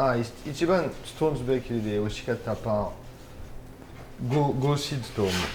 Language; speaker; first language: Japanese; non-native, learner; French